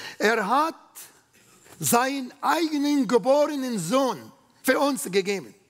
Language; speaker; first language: German; non-native, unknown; Arabic